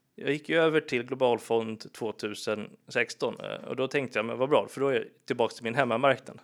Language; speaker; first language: Swedish; early bilingual, other home language; English